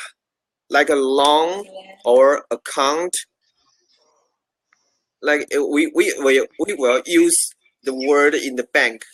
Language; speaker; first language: English; non-native, learner; Chinese